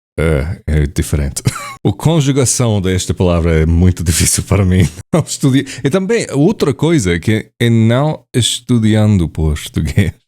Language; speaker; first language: Portuguese; non-native, learner; English